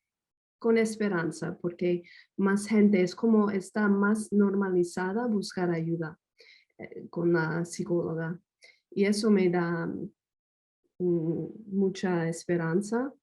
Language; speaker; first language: Spanish; non-native, fluent; English